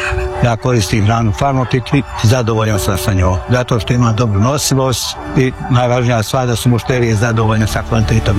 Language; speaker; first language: Serbian; native; Serbian